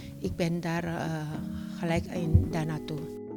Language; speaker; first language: Dutch; non-native, learner; Indonesian